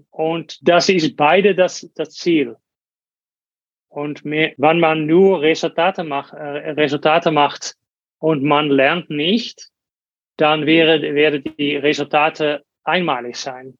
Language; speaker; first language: German; non-native, learner; Dutch